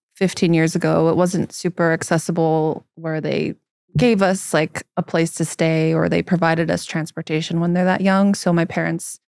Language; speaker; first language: English; native; English